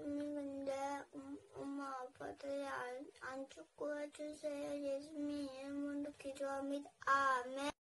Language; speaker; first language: Korean; early bilingual, heritage; Korean